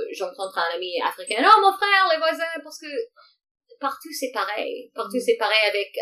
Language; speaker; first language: French; non-native, local second language; English